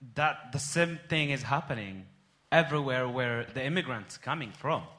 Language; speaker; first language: English; non-native, fluent; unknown